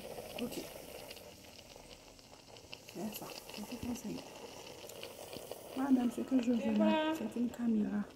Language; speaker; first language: French; non-native, local second language; Haitian Creole